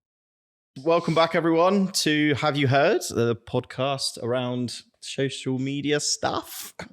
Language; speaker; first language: English; native; English